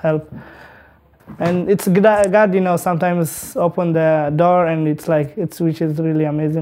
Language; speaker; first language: English; non-native, learner; Tigrinya